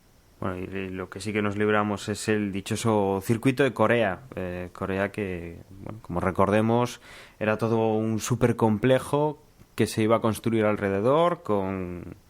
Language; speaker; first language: Spanish; native; Spanish